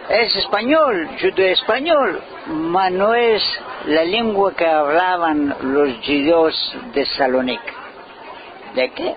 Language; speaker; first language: Spanish; early bilingual, heritage; Ladino